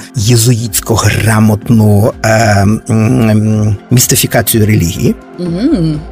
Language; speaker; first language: Ukrainian; native; Ukrainian